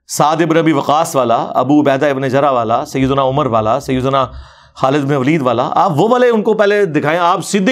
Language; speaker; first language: Urdu; non-native, local second language; Punjabi